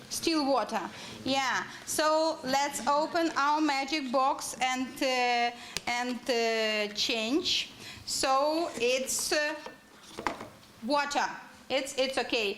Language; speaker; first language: English; non-native, fluent; Ukrainian